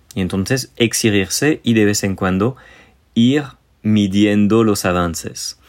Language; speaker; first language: Spanish; non-native, fluent; French